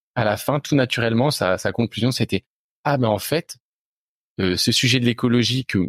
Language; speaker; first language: French; native; French